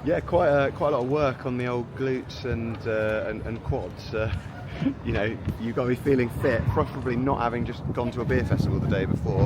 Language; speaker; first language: English; native; English